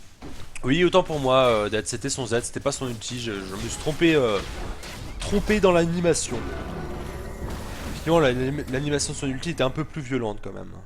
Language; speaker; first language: French; native; French